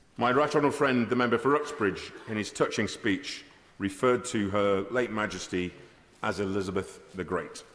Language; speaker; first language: English; native; English